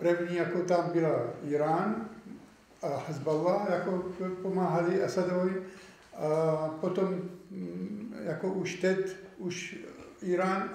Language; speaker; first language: Czech; non-native, local second language; Arabic